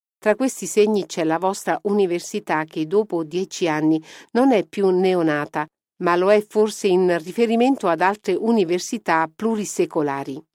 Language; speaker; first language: Italian; non-native, fluent; Polish